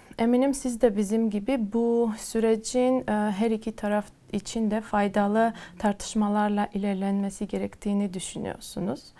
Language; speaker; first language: Turkish; non-native, fluent; Armenian